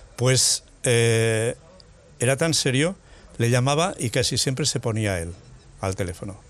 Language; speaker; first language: Spanish; native; Spanish